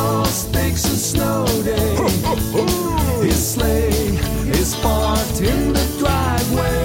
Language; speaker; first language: English; early bilingual, other home language; Haitian Creole